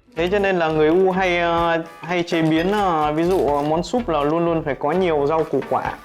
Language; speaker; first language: Vietnamese; early bilingual, heritage; Vietnamese